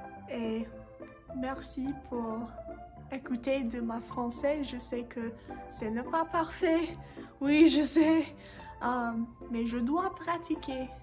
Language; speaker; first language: French; non-native, learner; English